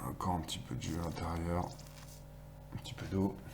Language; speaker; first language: French; native; French